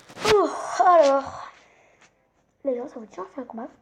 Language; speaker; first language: French; native; French